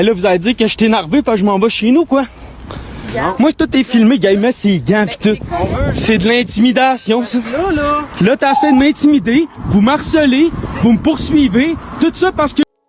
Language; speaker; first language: French; native; French